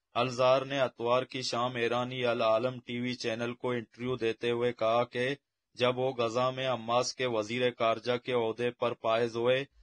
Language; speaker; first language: Urdu; non-native, local second language; Baluchi